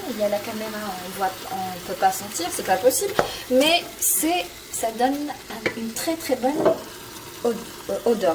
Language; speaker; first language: French; non-native, local second language; Arabic